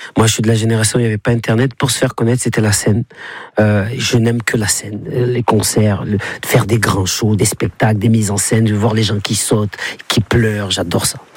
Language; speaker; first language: French; native; French